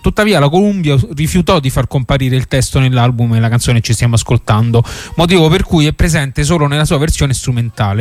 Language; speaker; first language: Italian; native; Italian